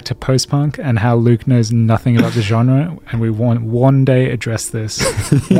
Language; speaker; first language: English; native; English